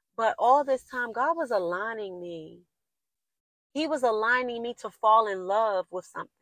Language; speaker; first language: English; native; English